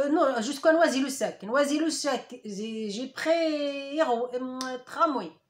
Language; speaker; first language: French; non-native, learner; Arabic